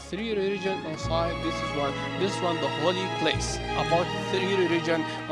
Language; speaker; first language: English; non-native, learner; Arabic